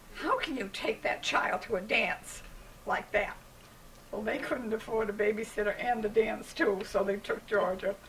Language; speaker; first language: English; native; English